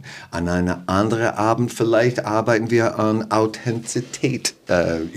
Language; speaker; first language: German; non-native, fluent; English